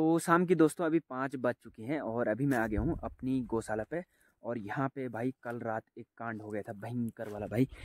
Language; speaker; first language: Hindi; non-native, local second language; Garhwali